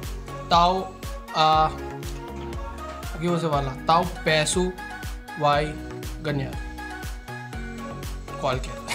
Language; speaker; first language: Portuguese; non-native, learner; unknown